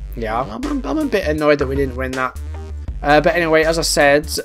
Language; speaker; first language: English; native; English